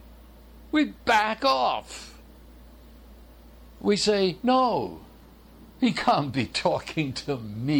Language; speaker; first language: English; native; English